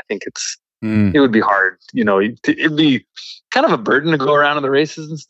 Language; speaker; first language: English; native; English